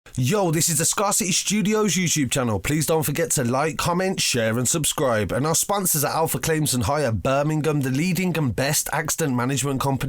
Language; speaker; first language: English; native; English